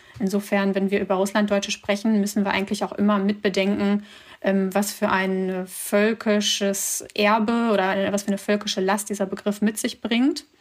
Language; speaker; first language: German; early bilingual, other home language; Russian